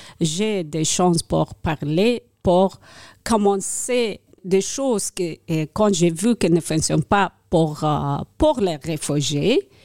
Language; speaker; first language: French; non-native, learner; Persian